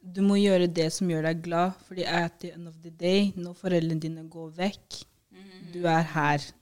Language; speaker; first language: Norwegian; early bilingual, other home language; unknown